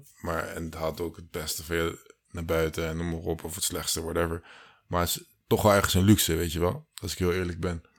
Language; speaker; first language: Dutch; early bilingual, other home language; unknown